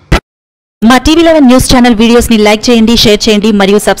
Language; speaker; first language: Telugu; native; Telugu